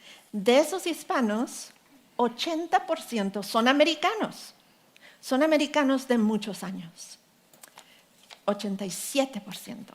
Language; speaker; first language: Spanish; early bilingual, heritage; Spanish